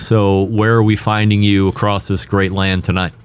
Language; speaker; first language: English; native; English